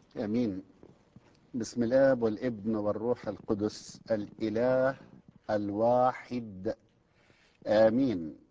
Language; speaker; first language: Arabic; native; Arabic